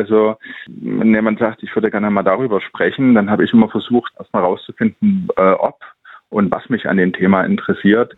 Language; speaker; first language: German; native; German